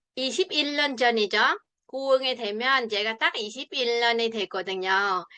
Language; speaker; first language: Korean; non-native, fluent; Vietnamese